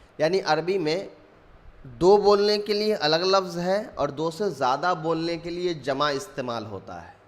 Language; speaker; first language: Urdu; native; Urdu